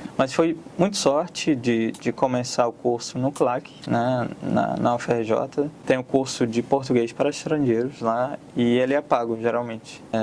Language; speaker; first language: Portuguese; non-native, fluent; Arabic